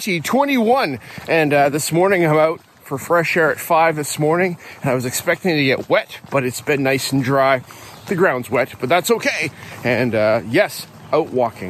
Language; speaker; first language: English; native; English